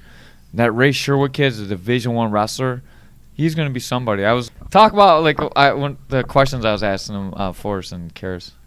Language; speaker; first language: English; native; English